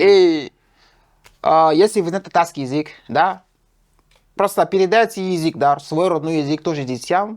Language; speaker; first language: Russian; non-native, fluent; French